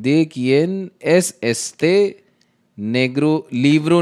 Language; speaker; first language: Spanish; non-native, learner; Hindi